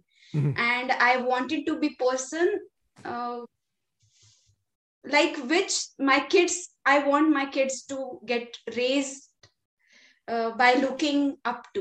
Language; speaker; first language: English; non-native, local second language; Marathi